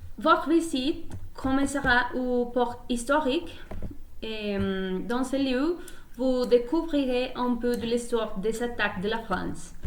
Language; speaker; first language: French; non-native, learner; Spanish